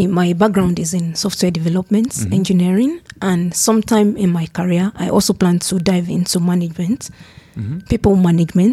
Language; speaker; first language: English; non-native, local second language; Yoruba